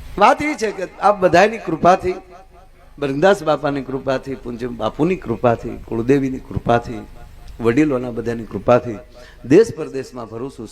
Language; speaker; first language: Gujarati; native; Gujarati